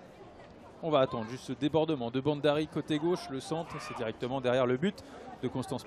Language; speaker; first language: French; native; French